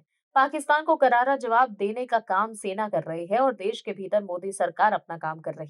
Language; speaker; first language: Hindi; native; Hindi